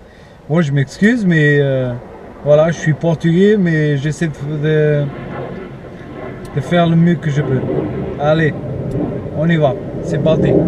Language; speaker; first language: French; non-native, fluent; Portuguese